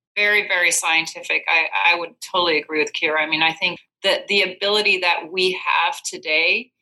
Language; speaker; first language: English; non-native, fluent; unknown